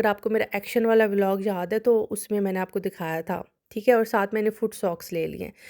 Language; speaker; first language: Urdu; non-native, local second language; Punjabi